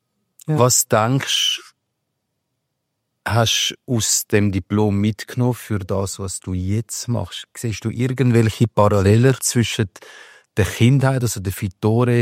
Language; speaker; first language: German; native; German